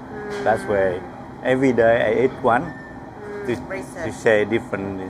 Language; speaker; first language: English; non-native, learner; Vietnamese